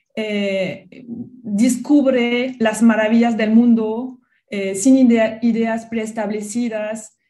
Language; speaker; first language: Spanish; non-native, fluent; French